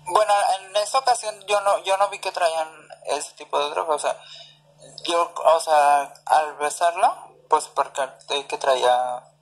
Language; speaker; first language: Spanish; native; Spanish